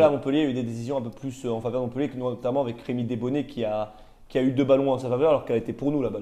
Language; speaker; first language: French; native; French